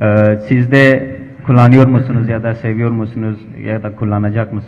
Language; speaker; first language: Turkish; non-native, local second language; Urdu